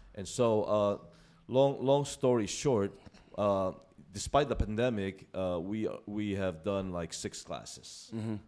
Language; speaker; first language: English; non-native, local second language; Filipino